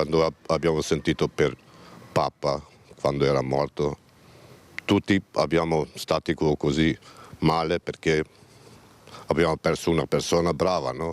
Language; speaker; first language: Italian; non-native, fluent; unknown